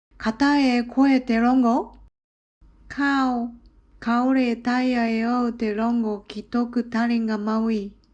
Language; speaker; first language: Māori; non-native, learner; Japanese